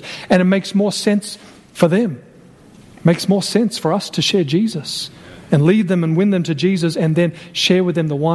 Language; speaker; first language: English; native; English